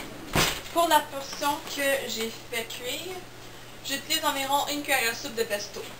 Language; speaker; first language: French; non-native, local second language; English